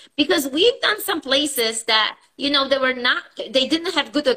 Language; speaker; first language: English; non-native, fluent; Polish